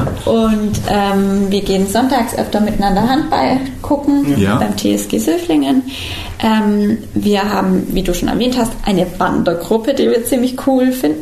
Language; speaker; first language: German; native; German